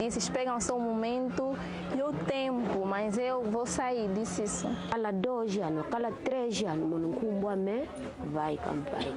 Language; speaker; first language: Portuguese; non-native, local second language; Kongo